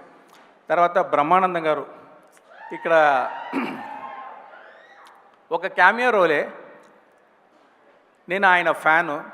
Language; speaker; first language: Telugu; non-native, local second language; Tamil